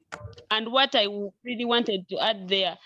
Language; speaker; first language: English; non-native, local second language; Nyankole